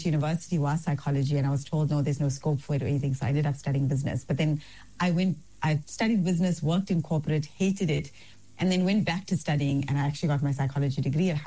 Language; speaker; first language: English; native; English